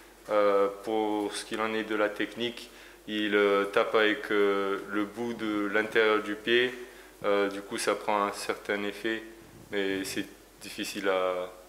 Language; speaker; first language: French; native; French